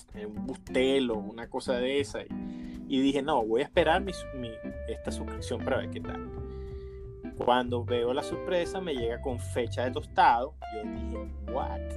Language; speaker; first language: Spanish; native; Spanish